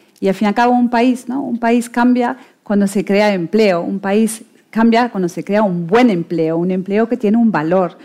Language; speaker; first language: Spanish; non-native, fluent; German